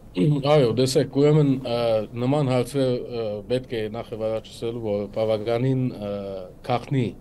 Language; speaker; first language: Armenian; native; Armenian